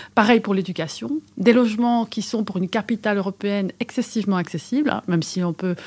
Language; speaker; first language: French; native; French